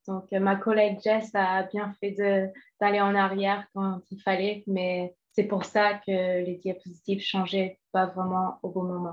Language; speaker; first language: French; non-native, fluent; English